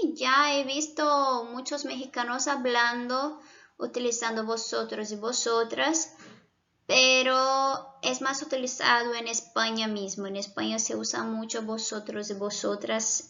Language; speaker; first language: Spanish; non-native, fluent; Portuguese